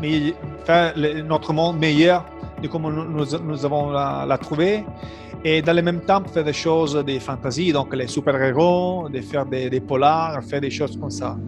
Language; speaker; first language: French; non-native, learner; Italian